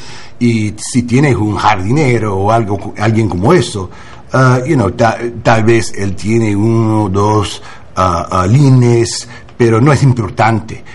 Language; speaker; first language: Spanish; non-native, learner; English